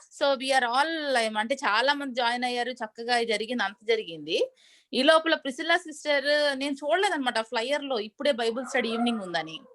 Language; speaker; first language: Telugu; native; Telugu